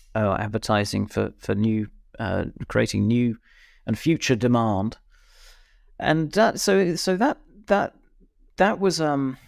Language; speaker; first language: English; native; English